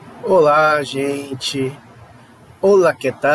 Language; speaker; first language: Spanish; non-native, fluent; Portuguese